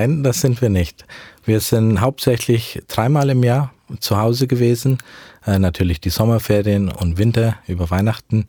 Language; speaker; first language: German; early bilingual, heritage; German